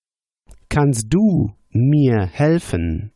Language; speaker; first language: German; non-native, fluent; English